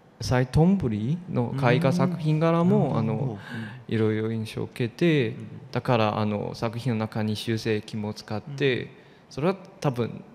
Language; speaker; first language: Japanese; non-native, fluent; Chinese